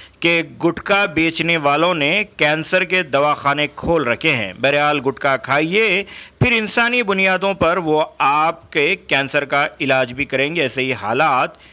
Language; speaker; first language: Urdu; native; Urdu